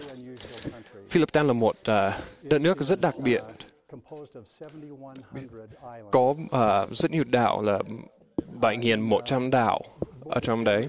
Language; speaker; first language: Vietnamese; non-native, fluent; English